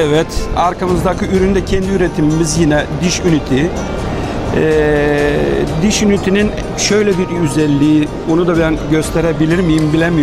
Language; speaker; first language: Turkish; early bilingual, heritage; Turkish